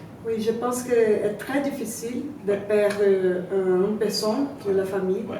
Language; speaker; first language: French; non-native, learner; Portuguese